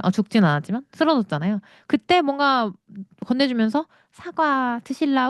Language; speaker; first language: Korean; native; Korean